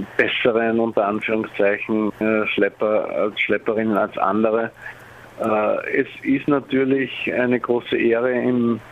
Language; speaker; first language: German; native; German